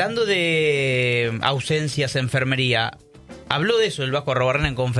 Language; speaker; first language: Spanish; native; Spanish